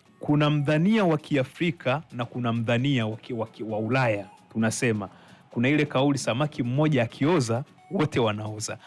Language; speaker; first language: Swahili; native; Swahili